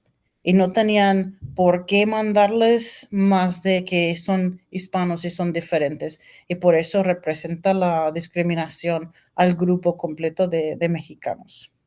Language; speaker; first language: Spanish; non-native, fluent; English